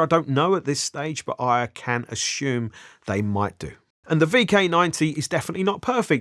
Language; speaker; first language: English; native; English